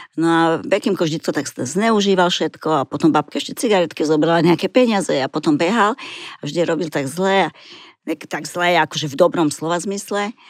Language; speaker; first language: Slovak; native; Slovak